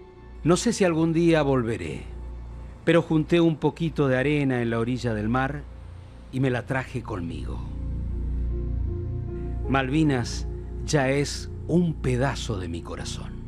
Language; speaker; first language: Spanish; native; Spanish